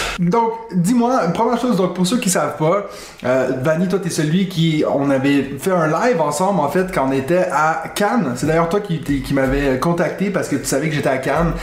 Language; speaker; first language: French; native; French